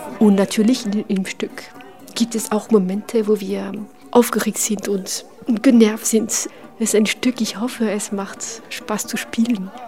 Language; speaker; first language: German; non-native, fluent; French